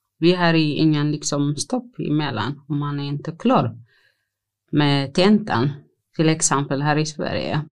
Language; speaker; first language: Swedish; non-native, fluent; Tigrinya